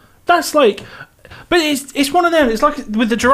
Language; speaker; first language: English; native; English